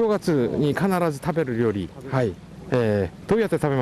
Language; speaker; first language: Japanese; non-native, fluent; Korean